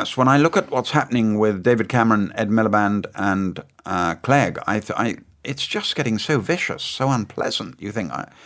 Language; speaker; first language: English; native; English